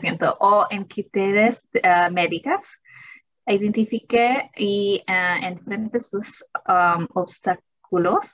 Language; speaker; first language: Spanish; early bilingual, heritage; English